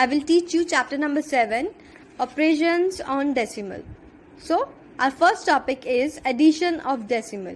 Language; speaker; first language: English; non-native, local second language; Hindi